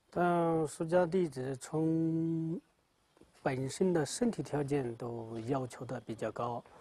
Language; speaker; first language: Chinese; native; Chinese